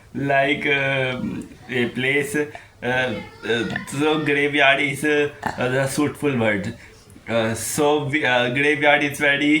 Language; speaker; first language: English; non-native, local second language; Urdu